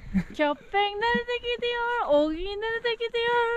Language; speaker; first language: Turkish; non-native, learner; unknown